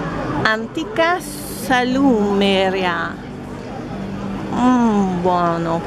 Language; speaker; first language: Italian; non-native, learner; French